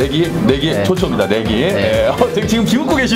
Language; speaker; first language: Korean; native; Korean